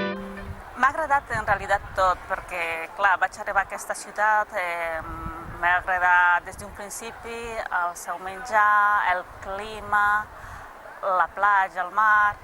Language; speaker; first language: Catalan; non-native, fluent; Spanish